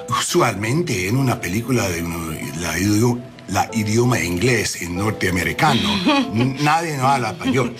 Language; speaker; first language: Spanish; non-native, learner; English